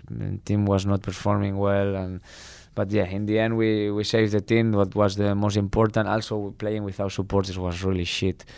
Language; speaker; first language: English; non-native, fluent; Spanish